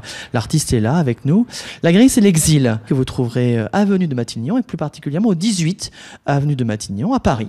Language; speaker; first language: French; native; French